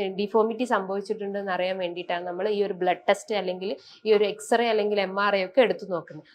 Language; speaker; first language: Malayalam; native; Malayalam